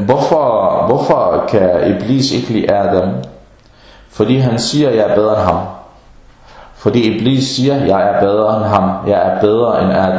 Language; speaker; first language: Danish; early bilingual, other home language; Arabic